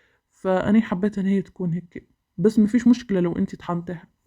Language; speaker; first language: Arabic; native; Arabic